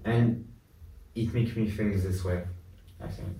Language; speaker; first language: English; non-native, learner; French